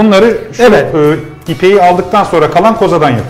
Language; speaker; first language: Turkish; native; Turkish